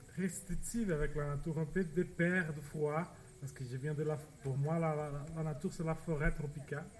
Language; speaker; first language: French; non-native, fluent; Portuguese